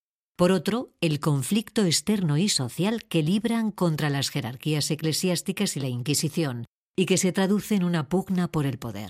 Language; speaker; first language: Spanish; native; Spanish